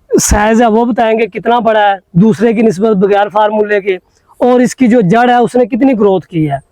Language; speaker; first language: Urdu; non-native, local second language; Punjabi